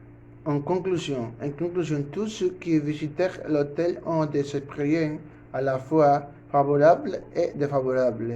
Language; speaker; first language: French; non-native, learner; Spanish